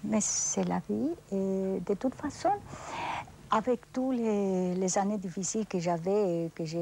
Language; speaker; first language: French; non-native, fluent; Spanish